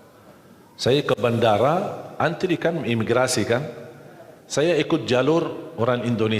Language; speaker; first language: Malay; non-native, fluent; Arabic